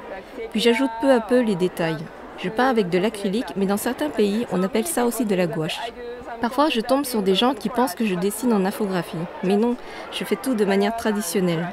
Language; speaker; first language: French; non-native, fluent; Japanese